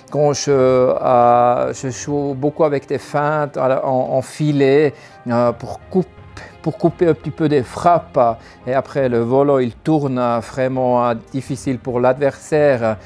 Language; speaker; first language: French; non-native, learner; German